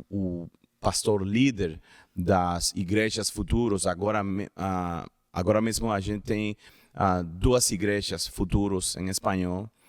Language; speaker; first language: Portuguese; non-native, learner; Spanish